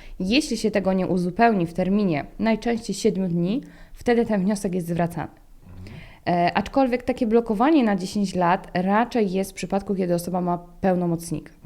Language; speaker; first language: Polish; native; Polish